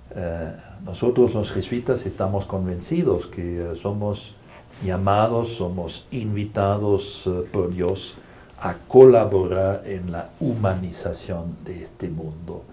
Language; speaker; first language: Spanish; non-native, fluent; German